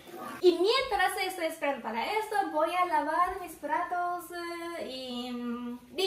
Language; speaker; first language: Spanish; non-native, learner; Japanese